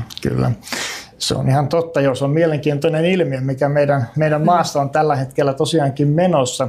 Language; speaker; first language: Finnish; native; Finnish